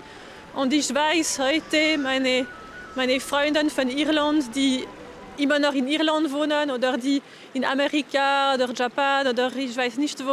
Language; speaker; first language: German; non-native, fluent; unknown